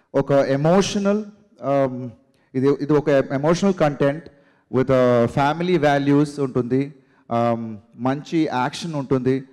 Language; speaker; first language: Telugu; non-native, learner; Tamil